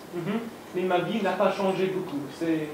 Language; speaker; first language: French; non-native, learner; English